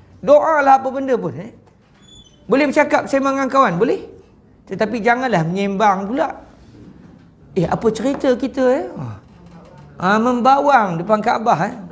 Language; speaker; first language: Malay; native; Malay